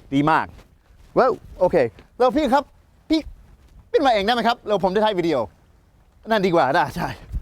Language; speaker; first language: Thai; non-native, fluent; English